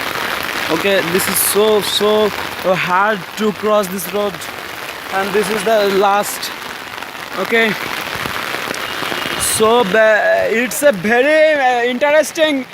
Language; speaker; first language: English; non-native, local second language; Bangla